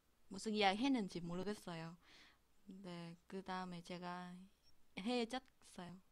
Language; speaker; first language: Korean; non-native, learner; Vietnamese